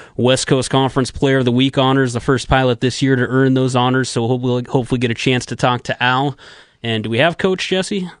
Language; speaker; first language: English; native; English